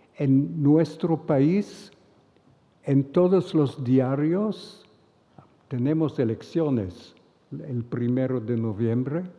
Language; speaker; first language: Spanish; non-native, fluent; Hebrew